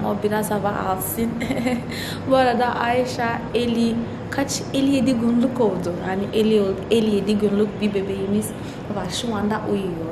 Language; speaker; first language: Turkish; non-native, fluent; Portuguese